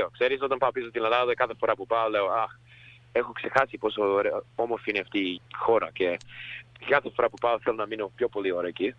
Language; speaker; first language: Greek; early bilingual, heritage; English